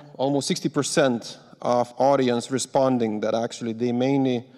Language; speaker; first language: English; non-native, fluent; Lithuanian